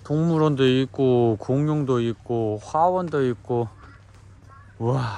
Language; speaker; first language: Korean; native; Korean